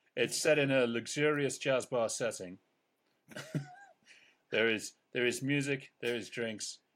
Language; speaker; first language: English; native; English